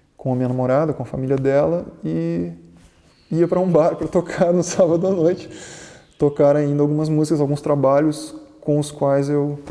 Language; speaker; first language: Portuguese; native; Portuguese